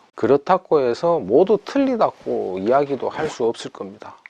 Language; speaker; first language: Korean; native; Korean